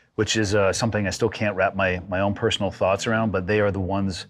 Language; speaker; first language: English; native; English